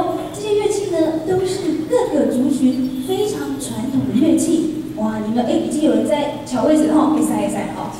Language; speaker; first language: Chinese; native; Chinese